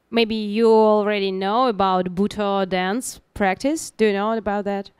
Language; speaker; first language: English; non-native, learner; Russian